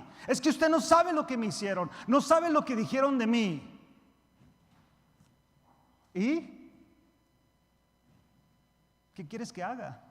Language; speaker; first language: Spanish; early bilingual, heritage; Spanish